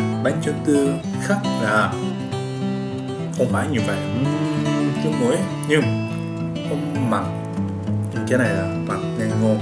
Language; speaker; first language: Vietnamese; non-native, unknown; Japanese